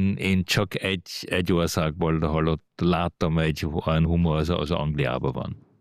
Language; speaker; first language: Hungarian; early bilingual, heritage; Hungarian